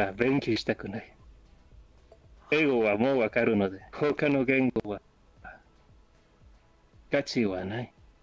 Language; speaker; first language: Japanese; non-native, learner; English